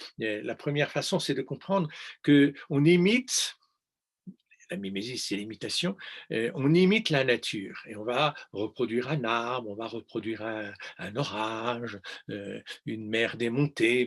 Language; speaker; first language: French; native; French